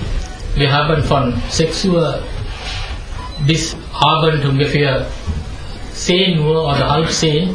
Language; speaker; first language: German; non-native, fluent; Sinhala